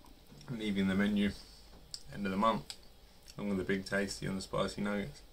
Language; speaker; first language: English; native; English